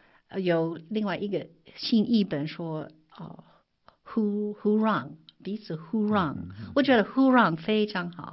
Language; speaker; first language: Chinese; non-native, fluent; English